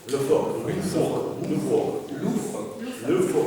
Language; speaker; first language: French; non-native, fluent; Russian